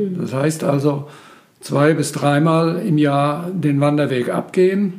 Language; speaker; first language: German; native; German